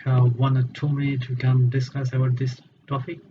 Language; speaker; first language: English; non-native, learner; Bangla